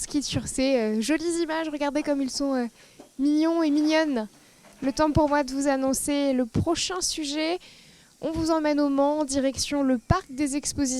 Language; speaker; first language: French; native; French